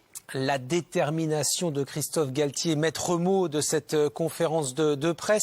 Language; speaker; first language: French; native; French